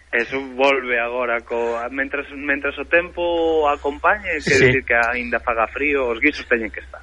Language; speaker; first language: Galician; native; Galician